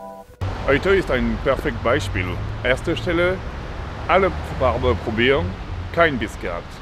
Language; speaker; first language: German; non-native, fluent; French